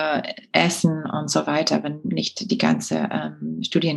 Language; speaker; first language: German; non-native, fluent; English